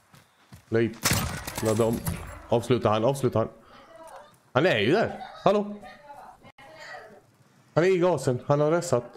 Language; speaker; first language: Swedish; native; Swedish